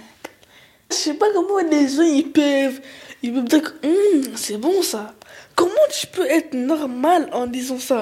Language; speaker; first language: French; early bilingual, other home language; Arabic